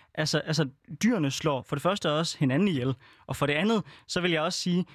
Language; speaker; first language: Danish; native; Danish